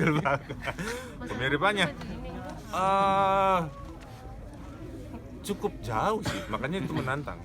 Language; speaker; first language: Indonesian; native; Indonesian